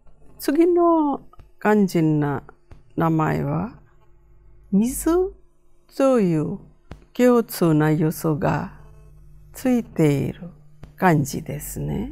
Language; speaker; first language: Japanese; non-native, fluent; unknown